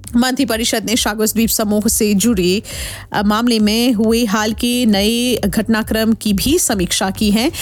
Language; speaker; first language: Hindi; non-native, local second language; Morisyen